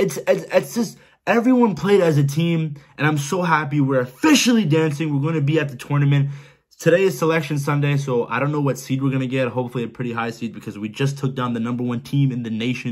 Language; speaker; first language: English; native; English